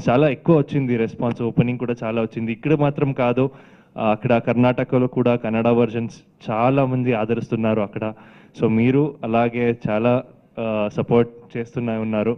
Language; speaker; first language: Telugu; non-native, learner; Kannada